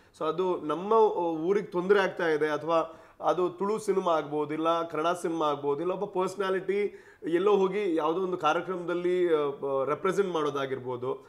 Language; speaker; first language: Kannada; non-native, local second language; Tulu